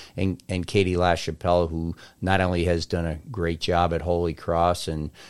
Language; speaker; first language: English; native; English